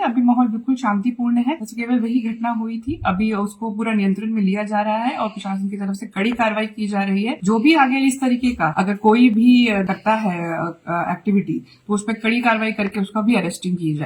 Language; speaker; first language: Hindi; native; Hindi